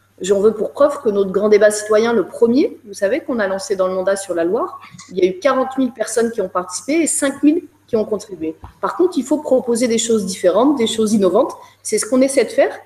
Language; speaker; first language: French; native; French